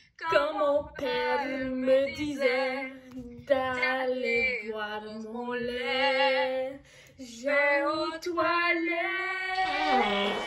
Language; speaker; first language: French; native; French